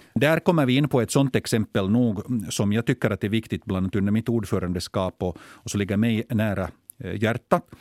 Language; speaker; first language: Swedish; native; Swedish